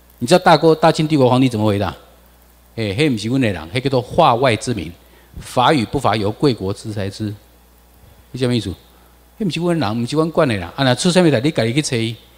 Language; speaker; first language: Chinese; non-native, local second language; Min Nan Chinese